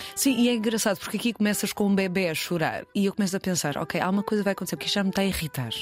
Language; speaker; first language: Portuguese; native; Portuguese